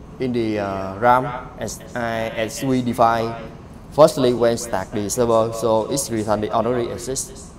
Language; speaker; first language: English; non-native, learner; Vietnamese